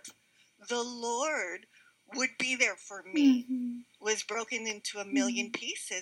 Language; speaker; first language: English; native; English